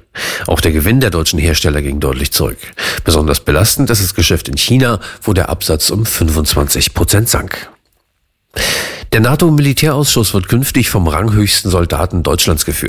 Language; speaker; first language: German; native; German